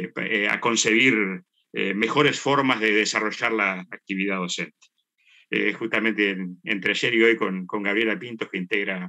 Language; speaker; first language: Spanish; native; Spanish